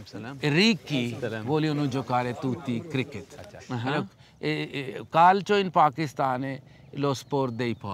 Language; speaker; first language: Italian; non-native, learner; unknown